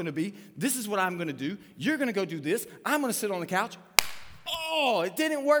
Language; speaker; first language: English; native; English